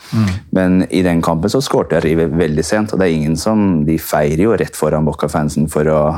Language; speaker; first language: Norwegian; early bilingual, heritage; Norwegian